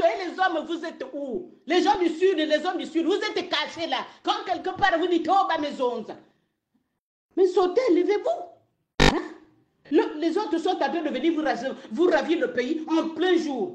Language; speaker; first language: French; non-native, local second language; Lingala